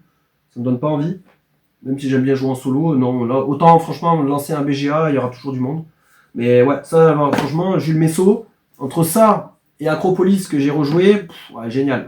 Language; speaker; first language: French; native; French